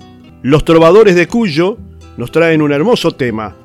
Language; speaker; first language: Spanish; native; Spanish